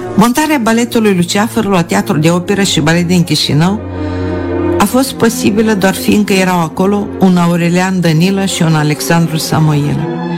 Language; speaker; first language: Romanian; non-native, local second language; Russian